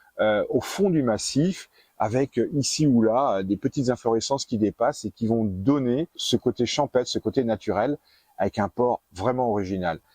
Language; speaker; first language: French; native; French